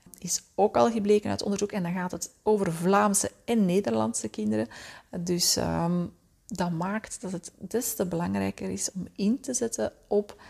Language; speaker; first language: Dutch; native; Dutch